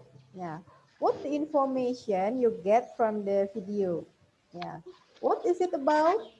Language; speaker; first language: English; non-native, fluent; Indonesian